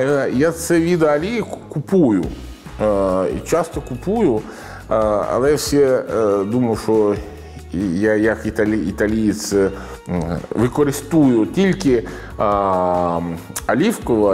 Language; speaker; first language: Ukrainian; non-native, learner; Italian